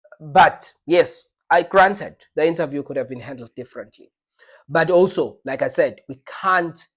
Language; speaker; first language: English; non-native, local second language; Zulu